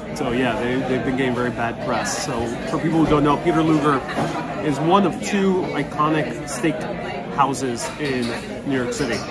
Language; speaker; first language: English; native; English